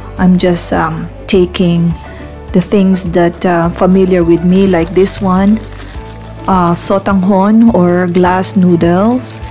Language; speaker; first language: English; non-native, local second language; Filipino